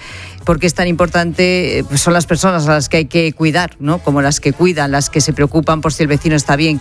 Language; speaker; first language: Spanish; native; Spanish